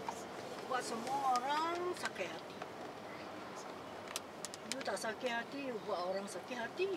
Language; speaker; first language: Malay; non-native, local second language; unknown